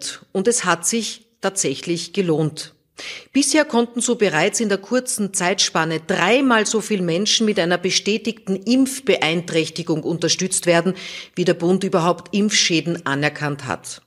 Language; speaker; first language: German; native; German